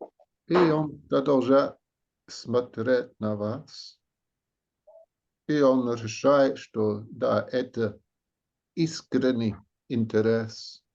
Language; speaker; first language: Russian; non-native, fluent; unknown